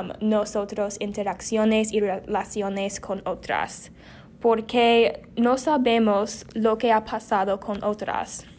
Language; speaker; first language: Spanish; non-native, learner; English